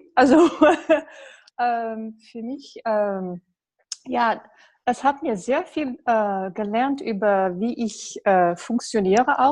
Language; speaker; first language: German; non-native, learner; English